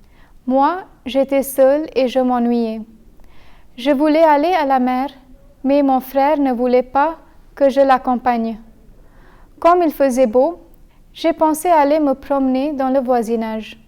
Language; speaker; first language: French; non-native, fluent; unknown